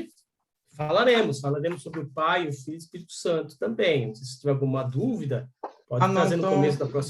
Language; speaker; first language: Portuguese; native; Portuguese